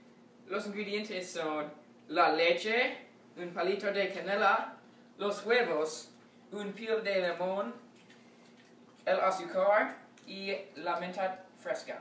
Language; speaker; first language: Spanish; non-native, learner; English